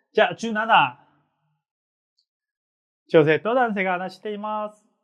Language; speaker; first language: Japanese; non-native, fluent; Korean